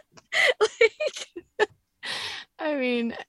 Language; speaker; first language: English; native; English